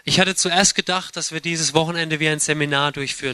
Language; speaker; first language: German; native; German